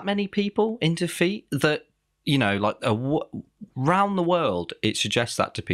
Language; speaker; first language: English; native; English